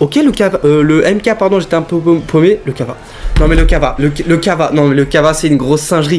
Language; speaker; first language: French; native; French